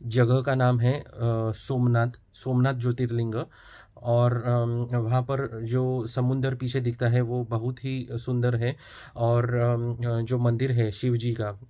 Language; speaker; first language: Hindi; non-native, local second language; Marathi